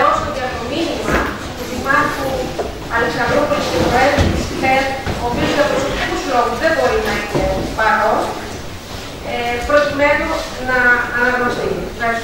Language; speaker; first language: Greek; native; Greek